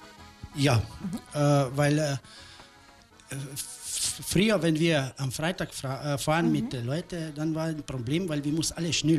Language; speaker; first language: German; non-native, learner; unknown